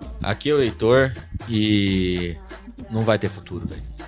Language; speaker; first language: Portuguese; native; Portuguese